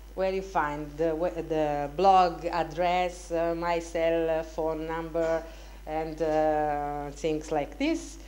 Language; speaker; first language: English; non-native, fluent; Italian